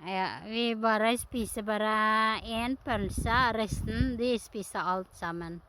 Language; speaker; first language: Norwegian; non-native, fluent; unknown